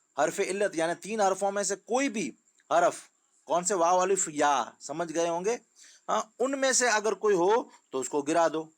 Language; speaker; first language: Urdu; non-native, local second language; Sindhi